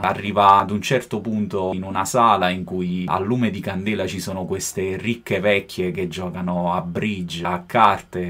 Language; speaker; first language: Italian; native; Italian